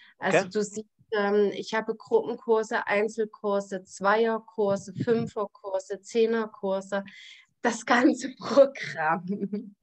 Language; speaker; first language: German; native; German